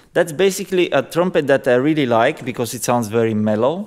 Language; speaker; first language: English; non-native, fluent; Bulgarian